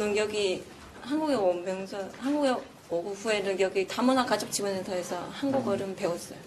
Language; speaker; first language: Korean; non-native, fluent; Vietnamese